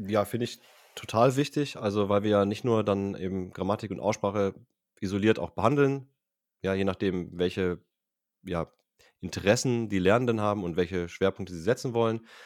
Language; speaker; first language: German; native; German